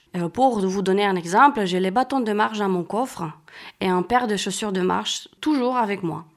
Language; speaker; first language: French; non-native, fluent; Romanian